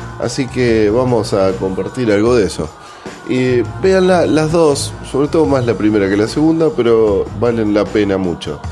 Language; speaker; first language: Spanish; native; Spanish